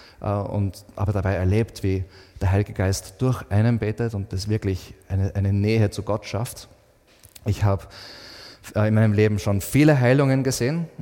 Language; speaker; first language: German; native; German